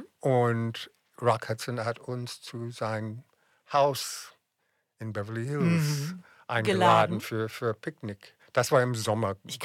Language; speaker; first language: German; non-native, fluent; English